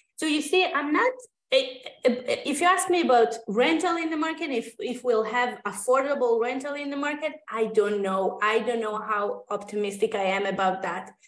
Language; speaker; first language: English; non-native, fluent; Hebrew